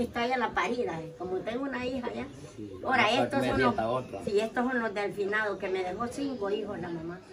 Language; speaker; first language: Spanish; native; Spanish